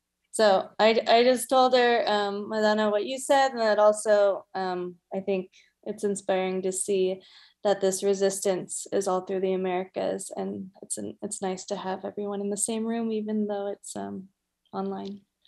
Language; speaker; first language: English; early bilingual, other home language; Spanish